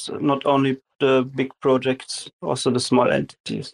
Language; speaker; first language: English; non-native, fluent; German